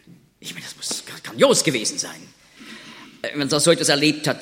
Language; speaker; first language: German; native; German